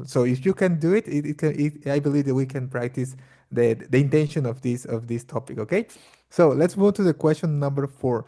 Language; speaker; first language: English; non-native, fluent; Portuguese